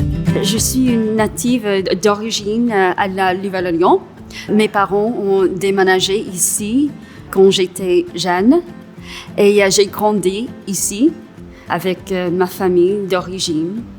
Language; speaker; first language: French; non-native, local second language; English